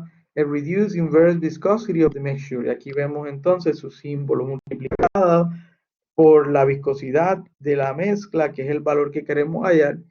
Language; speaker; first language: Spanish; native; Spanish